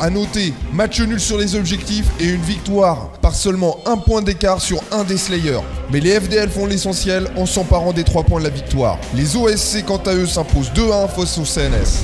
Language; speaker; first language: French; native; French